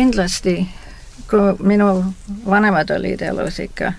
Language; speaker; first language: Estonian; early bilingual, heritage; Estonian